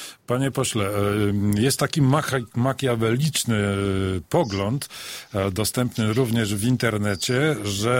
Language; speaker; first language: Polish; native; Polish